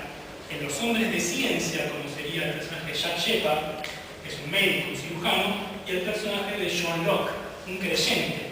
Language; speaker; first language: Spanish; native; Spanish